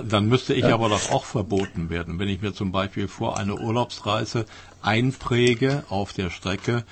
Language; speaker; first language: German; native; German